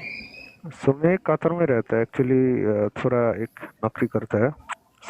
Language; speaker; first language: Hindi; non-native, learner; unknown